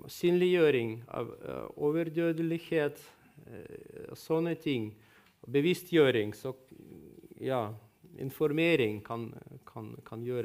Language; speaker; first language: Norwegian; non-native, fluent; Russian